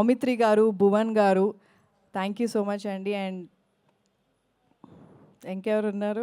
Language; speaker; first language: Telugu; native; Telugu